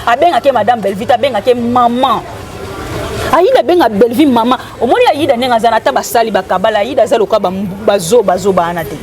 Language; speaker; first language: Lingala; native; Lingala